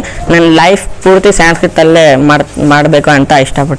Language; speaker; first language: Kannada; non-native, local second language; Urdu